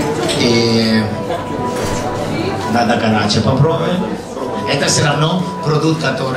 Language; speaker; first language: Russian; non-native, learner; Italian